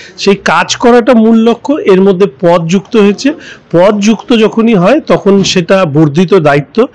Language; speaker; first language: Bangla; native; Bangla